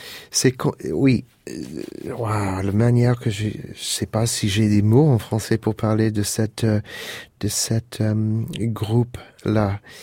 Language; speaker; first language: French; non-native, fluent; English